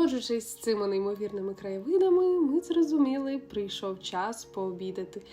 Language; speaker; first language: Ukrainian; native; Ukrainian